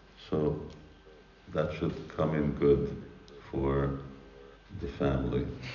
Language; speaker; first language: English; early bilingual, other home language; Hungarian